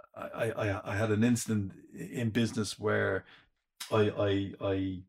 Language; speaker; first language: English; native; English